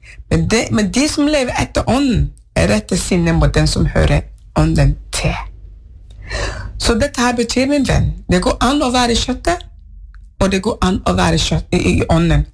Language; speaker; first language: Norwegian; non-native, learner; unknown